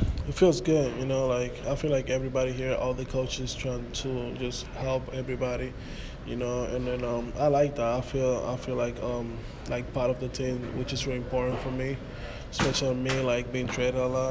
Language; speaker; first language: English; non-native, fluent; Spanish